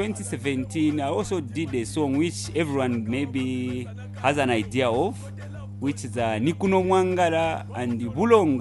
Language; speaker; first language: English; non-native, local second language; Bemba